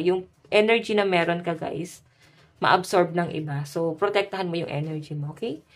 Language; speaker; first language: Filipino; native; Filipino